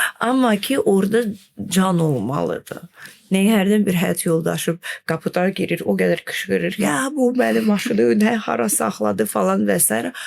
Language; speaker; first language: Azerbaijani; non-native, fluent; Russian